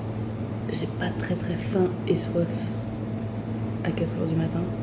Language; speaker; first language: French; native; French